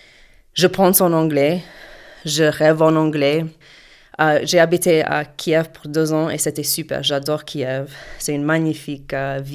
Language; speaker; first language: French; non-native, fluent; English